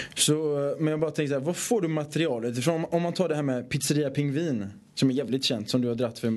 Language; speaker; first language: Swedish; early bilingual, other home language; Persian